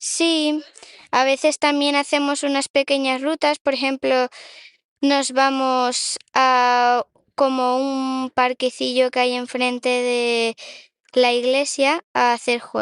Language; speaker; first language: Spanish; native; Spanish